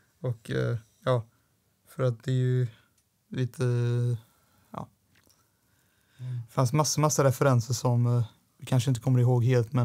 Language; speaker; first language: Swedish; native; Swedish